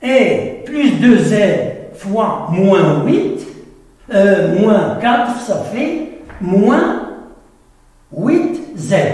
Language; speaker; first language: French; non-native, local second language; Arabic